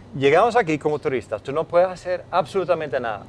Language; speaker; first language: Spanish; non-native, fluent; Swedish